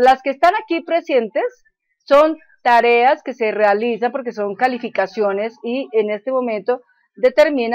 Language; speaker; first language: Spanish; native; Spanish